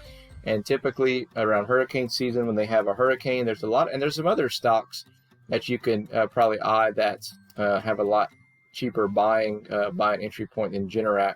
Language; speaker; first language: English; native; English